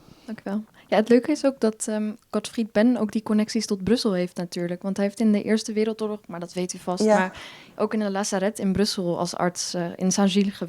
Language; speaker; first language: Dutch; non-native, fluent; German